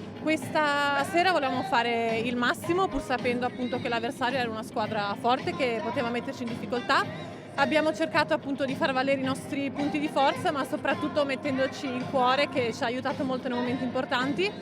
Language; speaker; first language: Italian; native; Italian